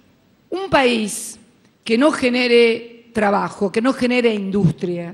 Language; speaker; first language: Spanish; native; Spanish